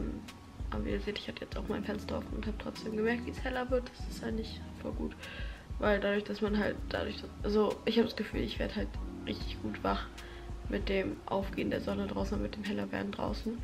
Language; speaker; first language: German; native; German